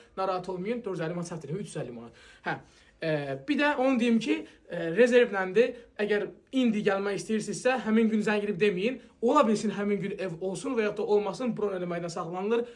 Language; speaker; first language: Azerbaijani; native; Azerbaijani